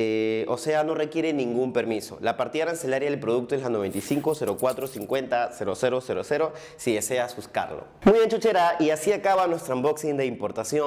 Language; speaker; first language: Spanish; native; Spanish